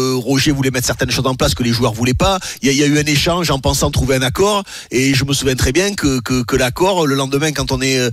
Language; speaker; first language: French; native; French